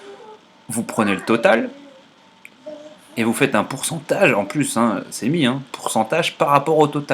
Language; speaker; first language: French; native; French